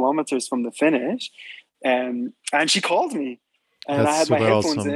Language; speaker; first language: English; native; English